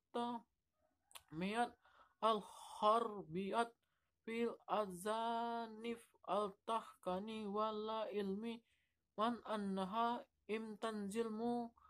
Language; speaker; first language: Arabic; non-native, learner; Indonesian